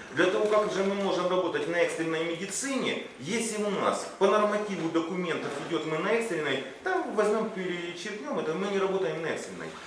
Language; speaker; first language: Russian; non-native, local second language; Ukrainian